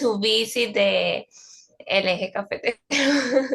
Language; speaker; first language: English; non-native, learner; Spanish